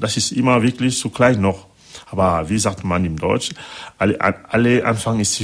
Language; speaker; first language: German; non-native, learner; French